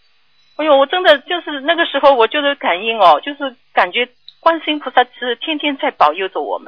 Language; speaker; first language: Chinese; native; Chinese